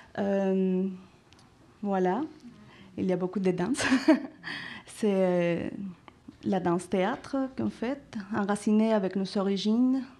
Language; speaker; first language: French; non-native, fluent; Spanish